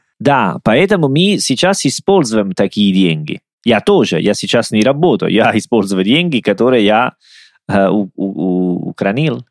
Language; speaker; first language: Russian; non-native, learner; Italian